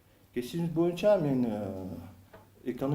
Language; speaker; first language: Kyrgyz; non-native, local second language; Russian